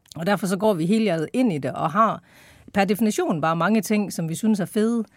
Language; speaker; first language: Danish; native; Danish